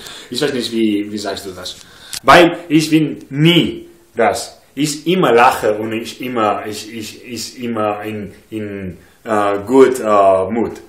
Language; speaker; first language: German; non-native, learner; English